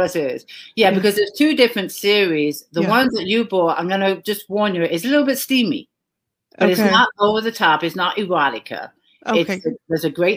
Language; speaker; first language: English; native; English